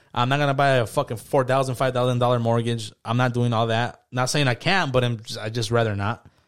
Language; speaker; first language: English; early bilingual, other home language; Spanish